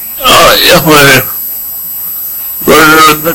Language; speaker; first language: Swedish; native; Swedish